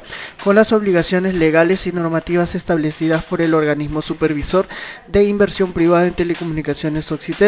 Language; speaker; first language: Spanish; native; Spanish